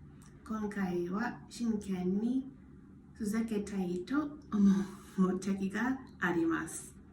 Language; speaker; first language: Japanese; non-native, learner; English